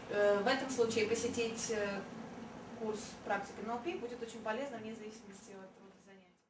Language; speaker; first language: Russian; native; Russian